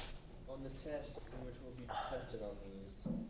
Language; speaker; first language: English; native; English